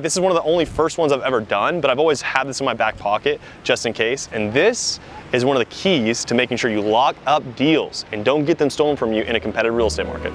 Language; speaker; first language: English; native; English